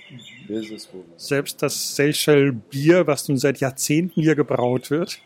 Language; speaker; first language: German; native; German